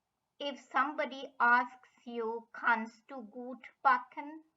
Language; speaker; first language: German; non-native, fluent; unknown